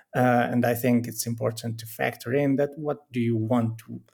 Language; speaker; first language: English; non-native, fluent; Hungarian